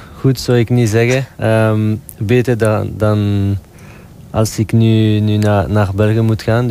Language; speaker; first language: Dutch; non-native, local second language; French